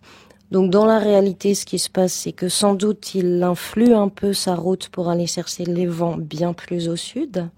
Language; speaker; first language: French; native; French